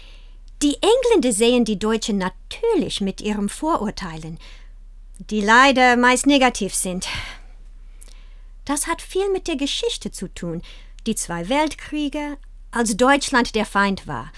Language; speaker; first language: German; non-native, fluent; English